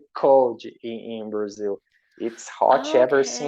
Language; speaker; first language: English; non-native, learner; Portuguese